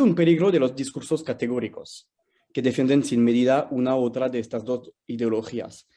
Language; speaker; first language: Spanish; non-native, fluent; French